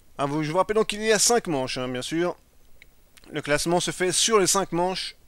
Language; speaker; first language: French; native; French